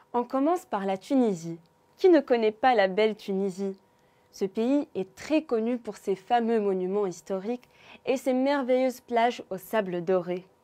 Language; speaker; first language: French; non-native, local second language; Arabic